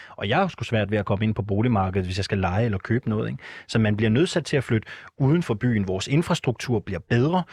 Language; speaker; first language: Danish; native; Danish